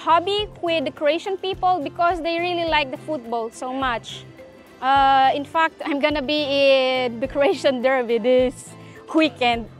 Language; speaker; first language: English; non-native, local second language; Filipino